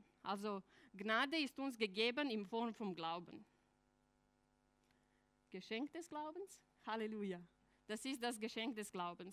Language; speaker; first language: German; non-native, fluent; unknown